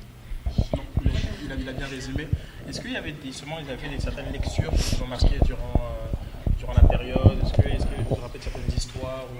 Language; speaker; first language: French; native; French